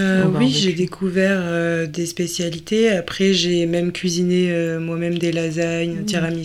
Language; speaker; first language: French; native; French